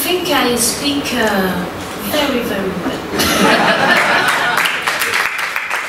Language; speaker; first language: English; non-native, learner; French